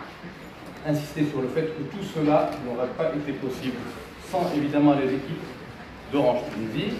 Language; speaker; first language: French; non-native, local second language; Arabic